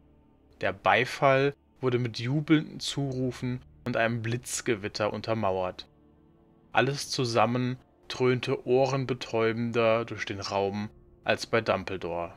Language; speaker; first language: German; native; German